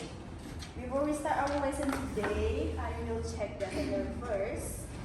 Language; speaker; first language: English; non-native, fluent; Indonesian